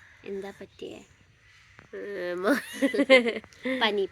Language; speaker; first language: Malayalam; early bilingual, other home language; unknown